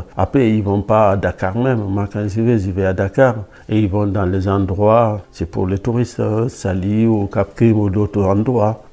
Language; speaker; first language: French; non-native, local second language; Wolof